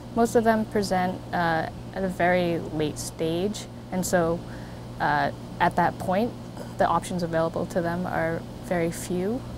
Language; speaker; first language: English; native; English